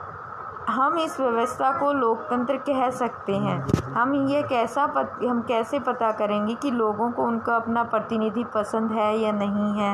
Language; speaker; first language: Hindi; native; Hindi